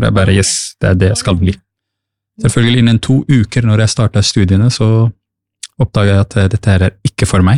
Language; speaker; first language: Norwegian; early bilingual, other home language; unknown